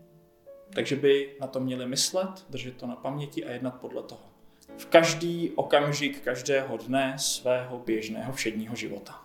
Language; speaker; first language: Czech; native; Czech